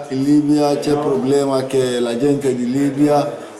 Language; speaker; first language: Italian; non-native, learner; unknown